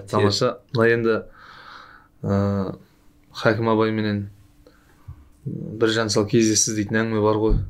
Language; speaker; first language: Kazakh; native; Kazakh